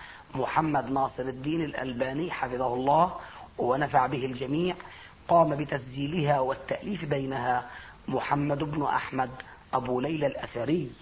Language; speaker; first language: Arabic; native; Arabic